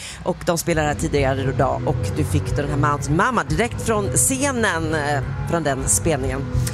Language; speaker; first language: Swedish; native; Swedish